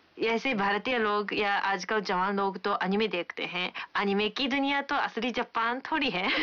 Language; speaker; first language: Hindi; non-native, fluent; Japanese